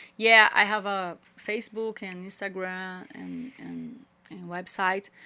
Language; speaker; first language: English; non-native, learner; Portuguese